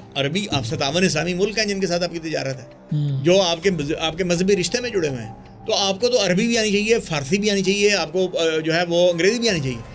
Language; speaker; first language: Urdu; non-native, local second language; Punjabi